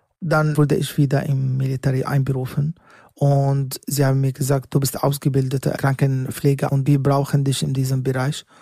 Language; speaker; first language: German; non-native, learner; Arabic